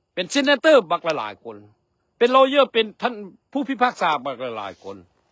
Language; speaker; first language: Lao; non-native, local second language; Hmong